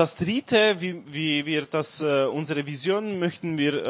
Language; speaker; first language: German; non-native, learner; Romanian